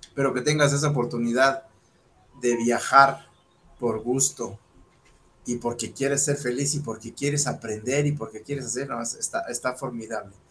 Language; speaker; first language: Spanish; native; Spanish